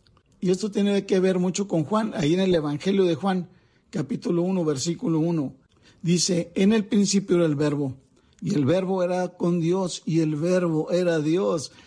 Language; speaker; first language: Spanish; native; Spanish